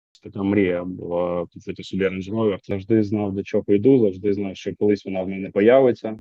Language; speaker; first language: Ukrainian; native; Ukrainian